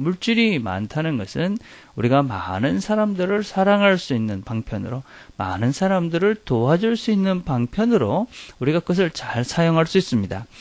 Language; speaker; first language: Korean; native; Korean